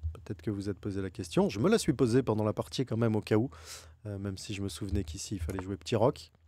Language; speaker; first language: French; native; French